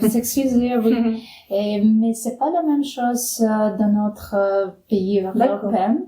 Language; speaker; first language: French; non-native, fluent; Ukrainian